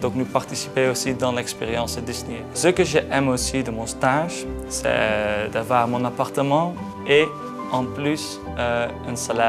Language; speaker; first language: French; non-native, fluent; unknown